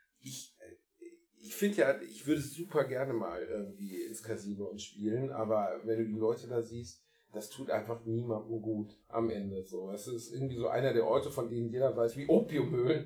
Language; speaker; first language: German; native; German